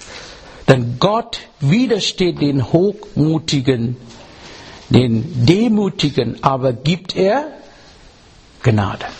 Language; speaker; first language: German; non-native, learner; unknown